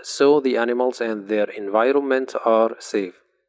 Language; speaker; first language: English; non-native, fluent; Arabic